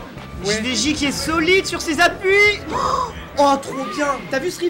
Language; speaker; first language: French; native; French